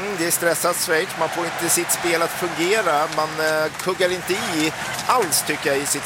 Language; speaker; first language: Swedish; native; Swedish